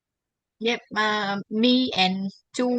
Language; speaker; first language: English; non-native, learner; Vietnamese